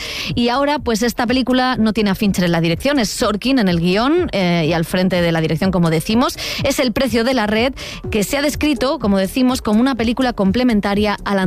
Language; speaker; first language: Spanish; native; Spanish